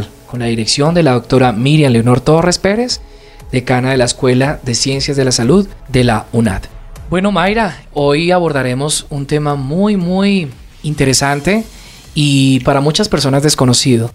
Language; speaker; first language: Spanish; native; Spanish